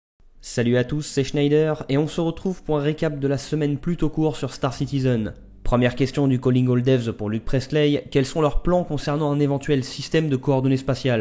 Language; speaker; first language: French; native; French